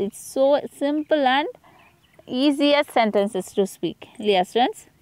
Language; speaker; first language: English; non-native, local second language; Tamil